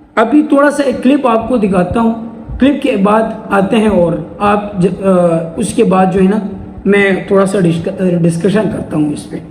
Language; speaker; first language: Urdu; non-native, local second language; Pashto